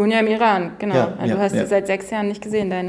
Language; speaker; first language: German; native; German